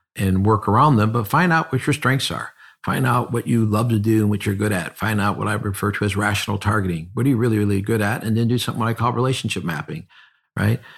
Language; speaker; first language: English; native; English